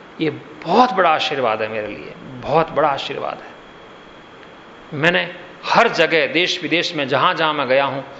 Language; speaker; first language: Hindi; non-native, local second language; Gujarati